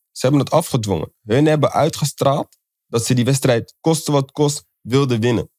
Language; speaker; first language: Dutch; native; Dutch